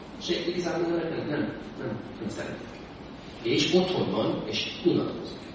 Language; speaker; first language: Hungarian; non-native, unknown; English